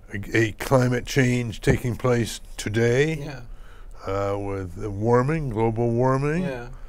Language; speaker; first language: English; native; English